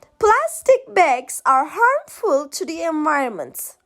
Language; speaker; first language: English; non-native, fluent; Turkish